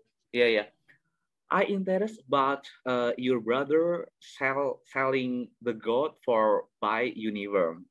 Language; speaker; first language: English; non-native, learner; Indonesian